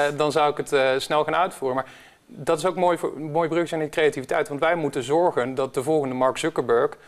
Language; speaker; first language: Dutch; native; Dutch